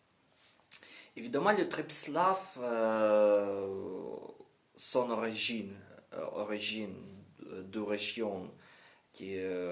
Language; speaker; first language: French; non-native, learner; Ukrainian